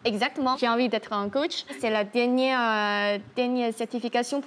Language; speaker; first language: French; non-native, learner; Chinese